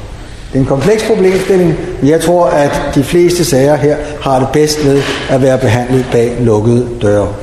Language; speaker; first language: Danish; native; Danish